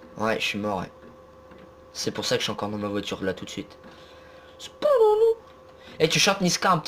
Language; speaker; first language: French; native; French